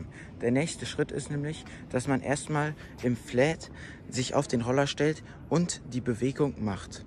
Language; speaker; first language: German; native; German